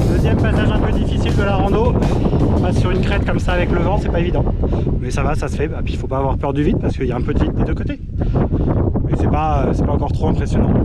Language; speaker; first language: French; native; French